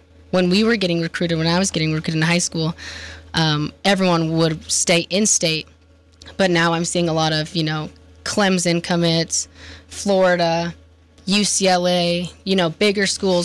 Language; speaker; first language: English; native; English